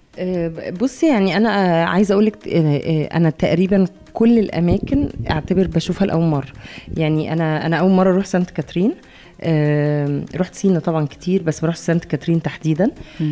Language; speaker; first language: Arabic; native; Arabic